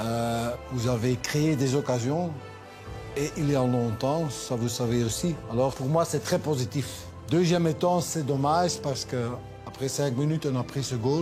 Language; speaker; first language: French; non-native, local second language; Dutch